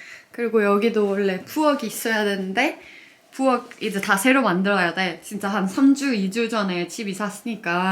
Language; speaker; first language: Korean; native; Korean